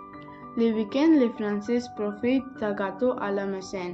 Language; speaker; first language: French; non-native, learner; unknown